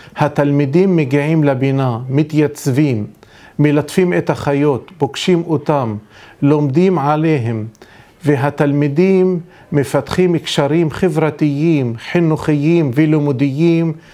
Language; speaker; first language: Hebrew; non-native, local second language; Arabic